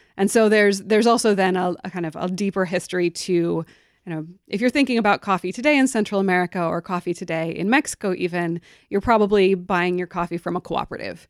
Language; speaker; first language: English; native; English